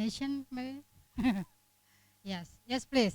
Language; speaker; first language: English; non-native, learner; Indonesian